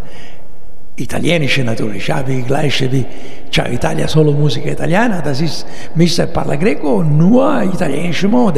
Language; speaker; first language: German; non-native, learner; Italian